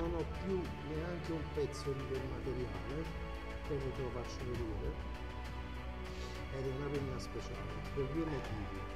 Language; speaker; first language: Italian; native; Italian